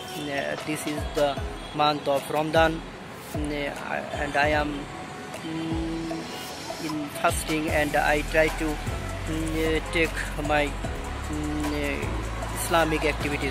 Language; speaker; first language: English; non-native, learner; Bangla